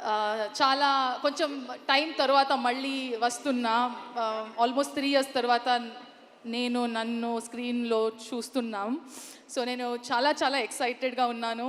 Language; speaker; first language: Telugu; non-native, learner; Kannada